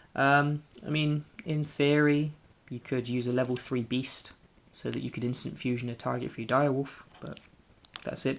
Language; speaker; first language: English; native; English